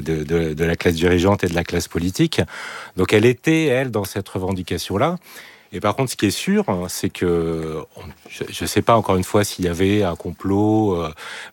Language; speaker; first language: French; native; French